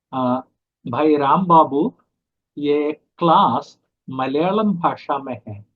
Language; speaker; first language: Hindi; non-native, local second language; Malayalam